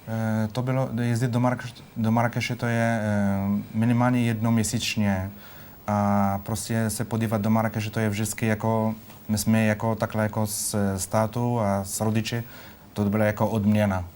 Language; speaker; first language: Czech; non-native, fluent; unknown